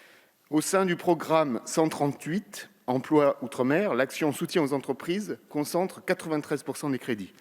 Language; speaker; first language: French; native; French